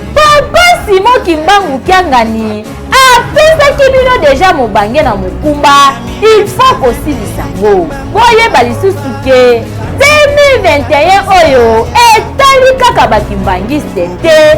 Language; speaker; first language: Lingala; non-native, local second language; Kongo